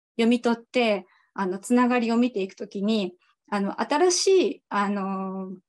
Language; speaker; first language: Japanese; native; Japanese